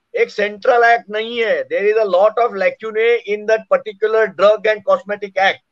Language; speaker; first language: Hindi; non-native, local second language; Marathi